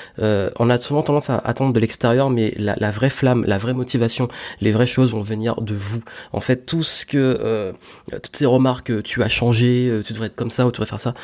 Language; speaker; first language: French; native; French